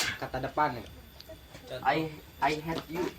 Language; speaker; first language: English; non-native, learner; Sundanese